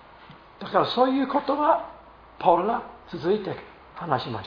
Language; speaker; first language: Japanese; non-native, fluent; English